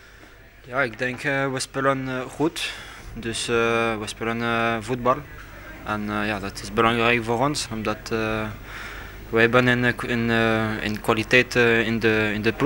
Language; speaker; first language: Dutch; non-native, learner; French